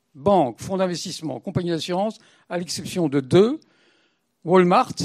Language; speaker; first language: French; native; French